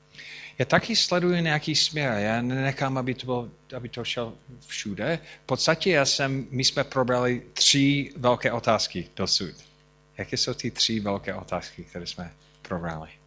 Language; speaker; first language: Czech; non-native, fluent; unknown